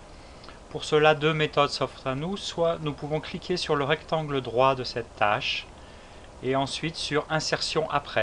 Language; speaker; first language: French; native; French